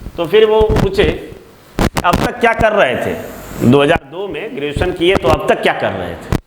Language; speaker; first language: Hindi; native; Hindi